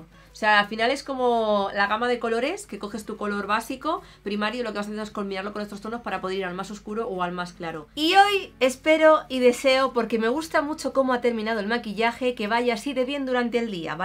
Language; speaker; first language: Spanish; native; Spanish